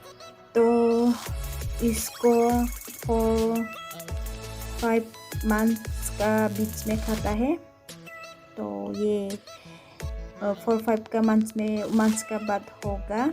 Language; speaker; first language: Hindi; non-native, local second language; Bodo